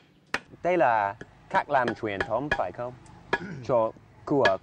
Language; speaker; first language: Vietnamese; non-native, learner; English